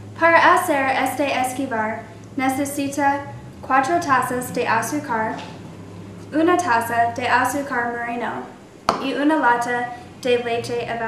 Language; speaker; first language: Spanish; non-native, learner; English